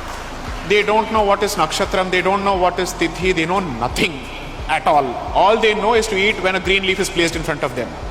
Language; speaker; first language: English; non-native, local second language; Tamil